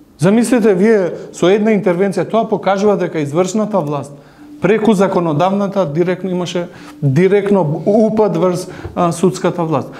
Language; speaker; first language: Macedonian; non-native, local second language; Albanian